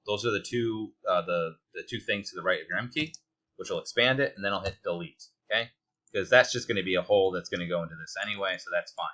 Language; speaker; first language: English; native; English